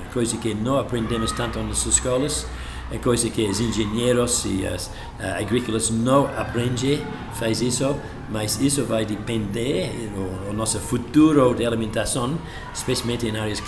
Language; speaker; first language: Portuguese; non-native, fluent; English